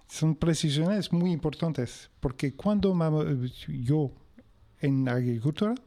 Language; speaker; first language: Spanish; non-native, fluent; French